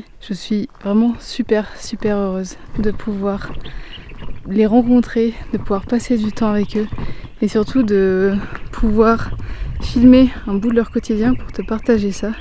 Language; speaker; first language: French; native; French